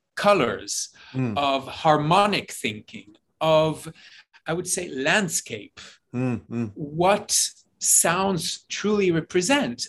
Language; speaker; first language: English; non-native, fluent; Hebrew